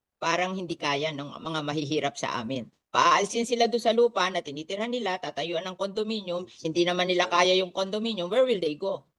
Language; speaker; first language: Filipino; native; Filipino